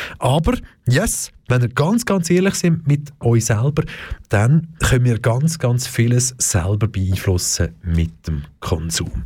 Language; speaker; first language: German; early bilingual, other home language; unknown